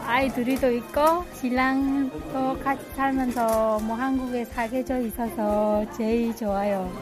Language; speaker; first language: Korean; non-native, learner; Khmer